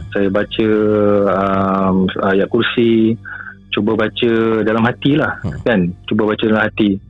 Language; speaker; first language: Malay; native; Malay